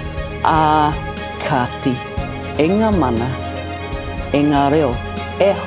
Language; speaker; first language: Māori; non-native, learner; English